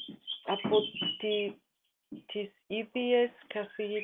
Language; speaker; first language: Greek; non-native, learner; German